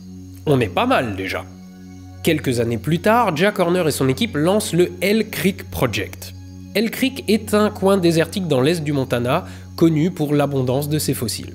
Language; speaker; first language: French; native; French